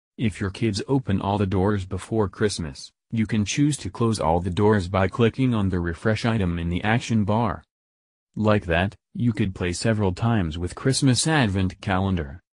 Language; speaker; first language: English; non-native, fluent; French